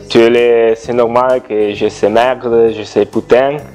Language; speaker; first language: French; non-native, learner; Italian